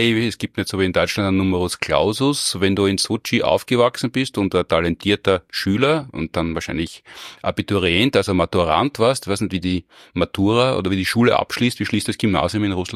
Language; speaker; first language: German; native; German